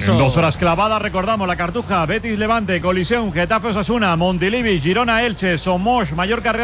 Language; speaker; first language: Spanish; native; Spanish